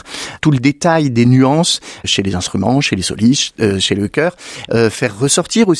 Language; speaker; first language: French; native; French